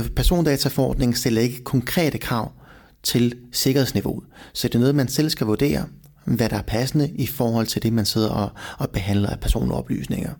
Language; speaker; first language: Danish; early bilingual, other home language; Persian